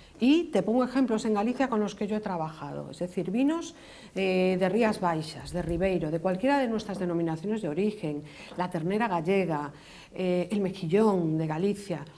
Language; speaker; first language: Spanish; native; Spanish